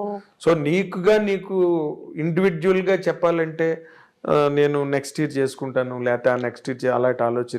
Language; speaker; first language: Telugu; native; Telugu